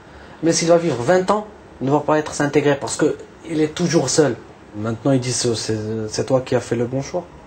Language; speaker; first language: French; non-native, local second language; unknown